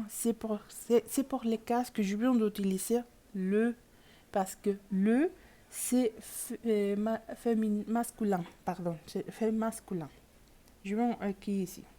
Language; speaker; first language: French; non-native, learner; Spanish